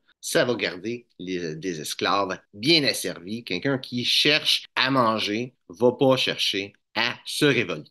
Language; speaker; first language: French; native; French